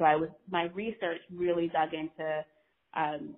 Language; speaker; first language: English; native; English